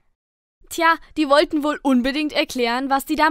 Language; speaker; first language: German; native; German